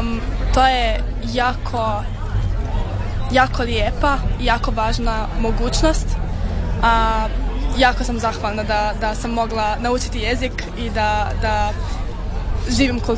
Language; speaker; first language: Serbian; early bilingual, heritage; Serbian